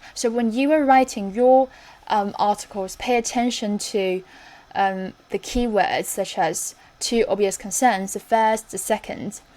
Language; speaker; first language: English; non-native, fluent; Chinese